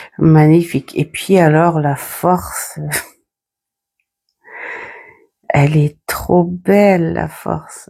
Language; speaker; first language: French; native; French